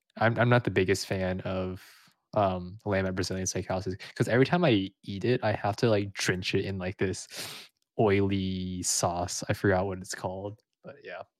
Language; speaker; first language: English; early bilingual, other home language; Vietnamese